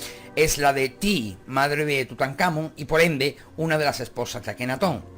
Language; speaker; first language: Spanish; native; Spanish